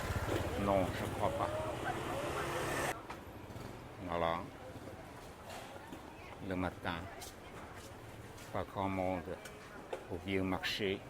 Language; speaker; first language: French; non-native, fluent; Vietnamese